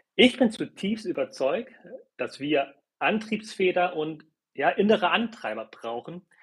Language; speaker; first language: German; early bilingual, other home language; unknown